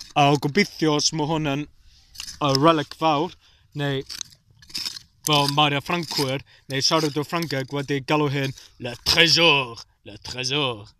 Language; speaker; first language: Welsh; non-native, local second language; English